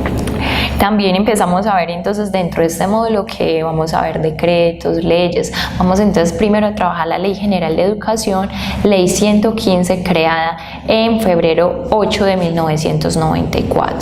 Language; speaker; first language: Spanish; native; Spanish